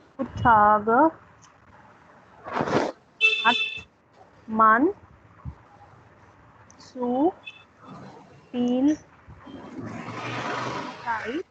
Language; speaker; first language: German; non-native, fluent; Hindi